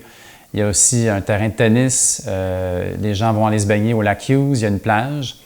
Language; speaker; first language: French; native; French